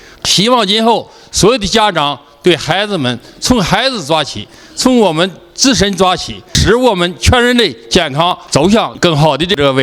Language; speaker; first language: Chinese; native; Chinese